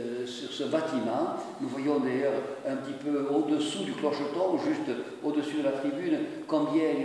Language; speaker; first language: French; native; French